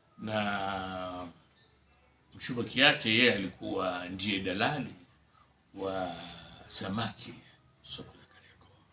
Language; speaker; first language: Swahili; native; Swahili